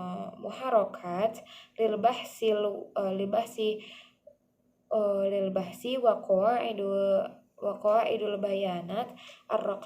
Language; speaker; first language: Arabic; non-native, learner; Indonesian